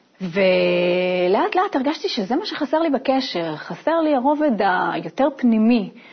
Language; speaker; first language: Hebrew; native; Hebrew